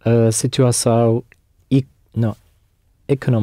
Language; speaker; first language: Portuguese; non-native, learner; English